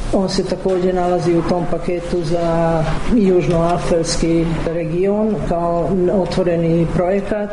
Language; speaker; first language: Serbian; early bilingual, heritage; Serbian